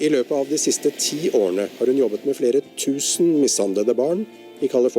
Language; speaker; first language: Norwegian; native; Norwegian